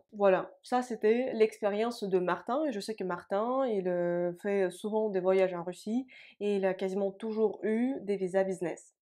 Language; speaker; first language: French; non-native, fluent; Russian